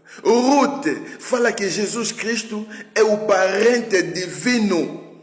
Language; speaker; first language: Portuguese; non-native, fluent; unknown